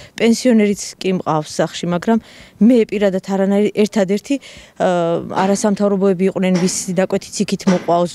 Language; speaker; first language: Georgian; native; Georgian